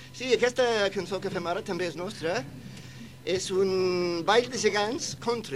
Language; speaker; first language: Catalan; non-native, fluent; English